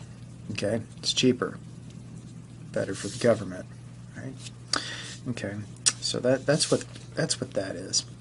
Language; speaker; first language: English; native; English